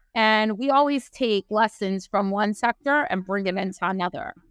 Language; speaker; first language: English; native; English